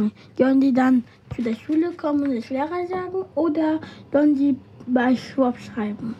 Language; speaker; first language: German; early bilingual, other home language; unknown